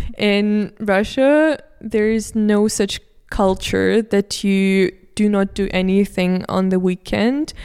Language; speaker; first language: English; non-native, fluent; Russian